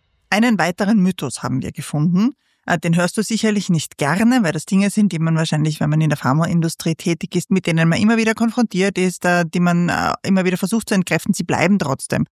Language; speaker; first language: German; native; German